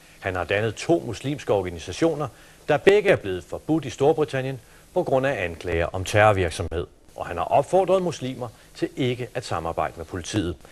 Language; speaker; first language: Danish; native; Danish